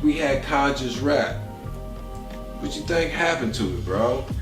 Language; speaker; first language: English; native; English